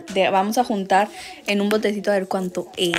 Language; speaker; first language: Spanish; native; Spanish